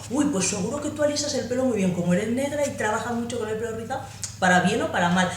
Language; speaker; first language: Spanish; native; Spanish